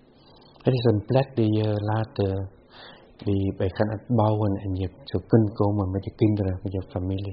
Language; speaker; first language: Dutch; non-native, fluent; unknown